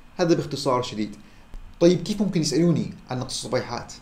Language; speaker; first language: Arabic; native; Arabic